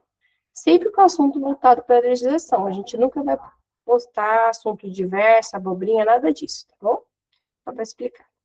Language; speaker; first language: Portuguese; native; Portuguese